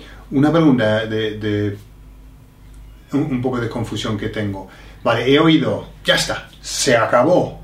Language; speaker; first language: Spanish; non-native, learner; English